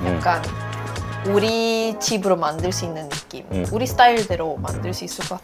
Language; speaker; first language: Korean; non-native, fluent; Swedish